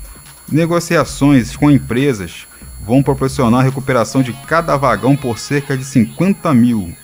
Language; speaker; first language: Portuguese; native; Portuguese